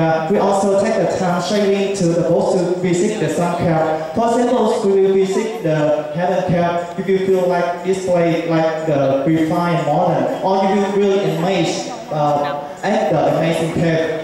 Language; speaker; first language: English; non-native, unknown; Vietnamese